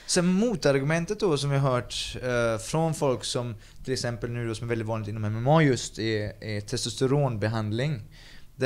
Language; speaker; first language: Swedish; native; Swedish